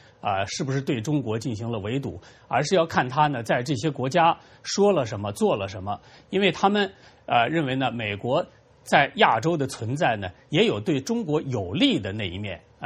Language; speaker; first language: Chinese; native; Chinese